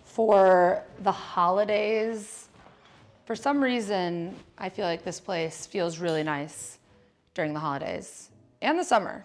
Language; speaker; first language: English; native; English